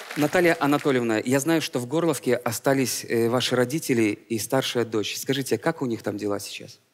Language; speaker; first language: Russian; native; Russian